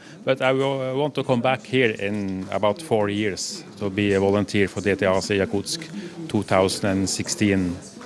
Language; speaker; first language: English; non-native, learner; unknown